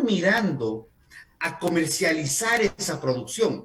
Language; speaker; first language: Spanish; native; Spanish